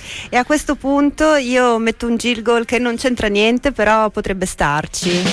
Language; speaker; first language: Italian; native; Italian